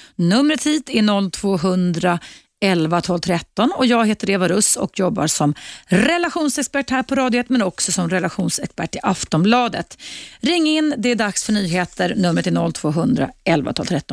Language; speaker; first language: Swedish; native; Swedish